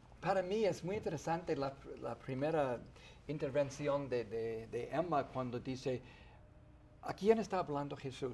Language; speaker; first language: Spanish; non-native, fluent; English